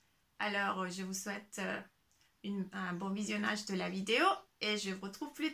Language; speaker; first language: French; non-native, fluent; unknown